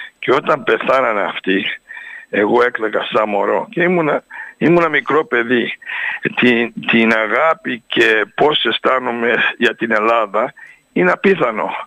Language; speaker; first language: Greek; early bilingual, heritage; Greek